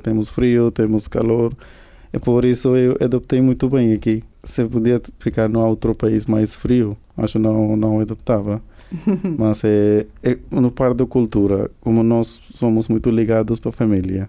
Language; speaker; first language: Portuguese; non-native, learner; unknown